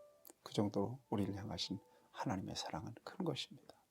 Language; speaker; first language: Korean; native; Korean